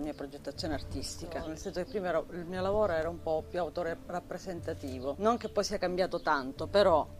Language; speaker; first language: Italian; native; Italian